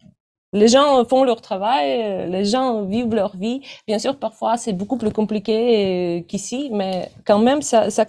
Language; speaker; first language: French; non-native, fluent; Ukrainian